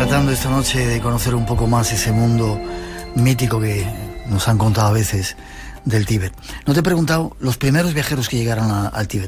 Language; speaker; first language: Spanish; native; Spanish